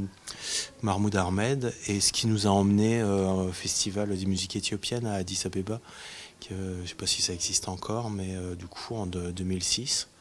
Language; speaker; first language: French; native; French